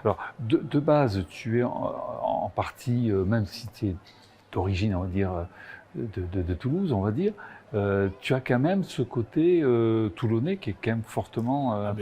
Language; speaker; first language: French; native; French